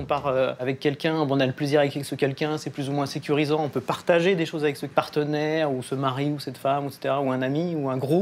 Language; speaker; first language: French; native; French